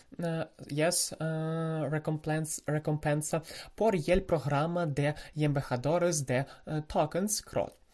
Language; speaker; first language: Spanish; non-native, learner; Ukrainian